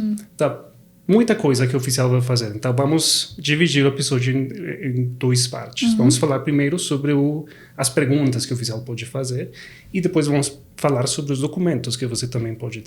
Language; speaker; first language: Portuguese; non-native, fluent; Spanish